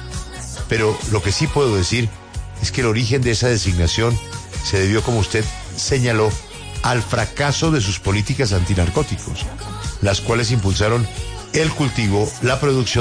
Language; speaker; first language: Spanish; native; Spanish